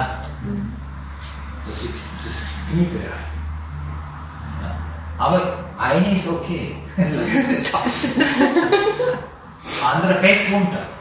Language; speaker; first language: German; non-native, learner; Sinhala